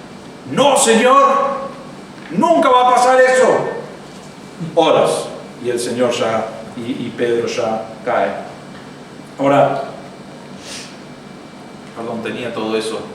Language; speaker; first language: Spanish; native; Spanish